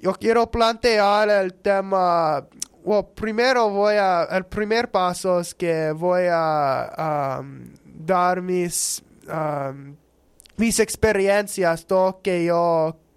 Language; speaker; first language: Spanish; non-native, learner; English